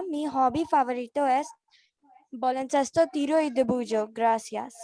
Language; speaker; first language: Spanish; non-native, learner; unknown